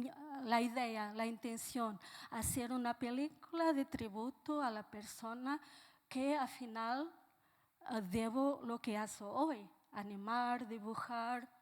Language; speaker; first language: Spanish; non-native, fluent; Portuguese